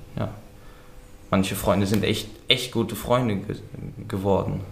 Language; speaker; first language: German; early bilingual, other home language; Dutch